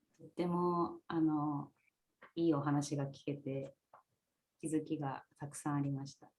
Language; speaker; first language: Japanese; native; Japanese